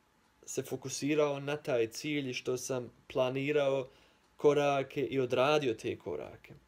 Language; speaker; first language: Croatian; early bilingual, heritage; Croatian